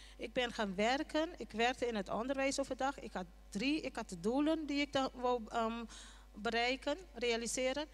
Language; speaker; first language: Dutch; non-native, local second language; Papiamento